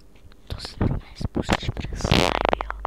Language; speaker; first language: Czech; native; Czech